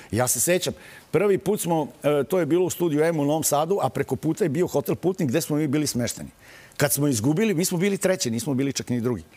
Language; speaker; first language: Serbian; native; Serbian